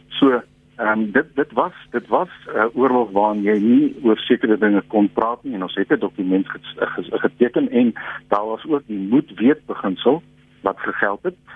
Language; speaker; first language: Afrikaans; native; Afrikaans